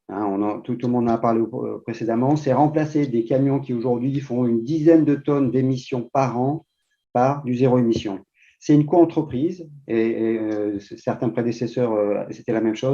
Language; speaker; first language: French; native; French